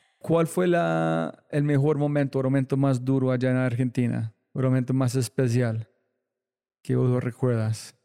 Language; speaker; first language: Spanish; non-native, fluent; English